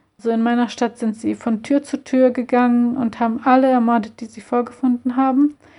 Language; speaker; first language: German; early bilingual, other home language; Bosnian